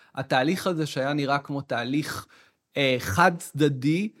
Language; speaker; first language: Hebrew; native; Hebrew